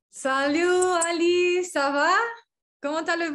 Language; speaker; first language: French; non-native, learner; English